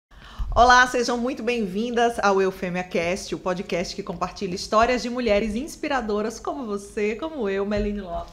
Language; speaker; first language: Portuguese; native; Portuguese